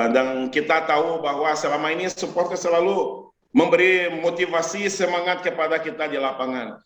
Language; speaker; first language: Malay; non-native, fluent; Portuguese